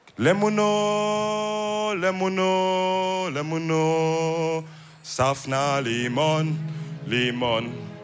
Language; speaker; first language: German; early bilingual, other home language; Wolof